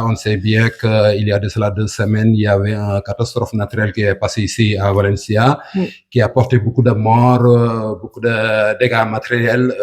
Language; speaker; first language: French; non-native, local second language; Wolof